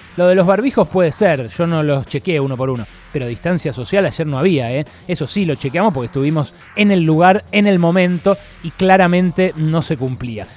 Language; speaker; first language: Spanish; native; Spanish